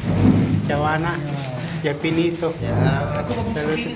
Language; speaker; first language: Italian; non-native, learner; Filipino